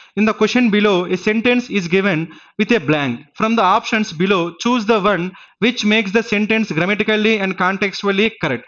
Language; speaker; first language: English; non-native, local second language; Telugu